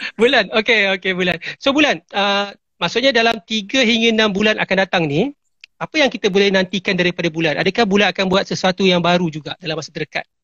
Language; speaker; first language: Malay; native; Malay